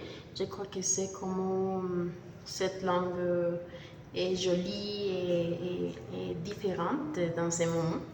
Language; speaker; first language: French; non-native, learner; Spanish